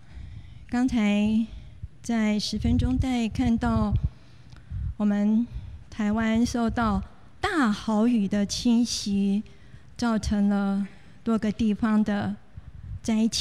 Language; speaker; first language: Chinese; native; Chinese